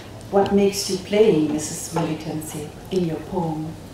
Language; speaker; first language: English; non-native, fluent; German